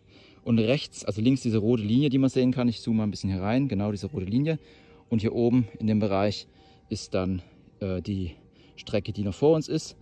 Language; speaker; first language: German; native; German